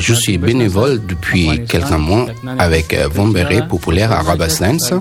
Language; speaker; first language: French; non-native, learner; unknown